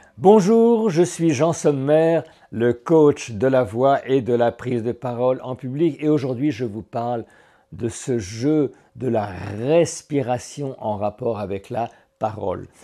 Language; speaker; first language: French; native; French